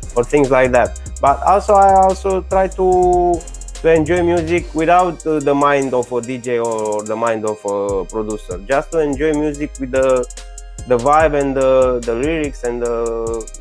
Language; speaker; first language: English; non-native, learner; Romanian